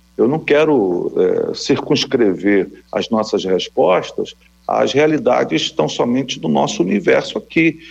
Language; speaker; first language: Portuguese; native; Portuguese